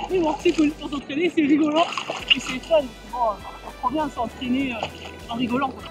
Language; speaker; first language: French; native; French